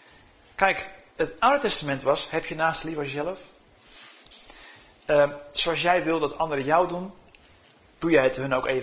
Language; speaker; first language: Dutch; native; Dutch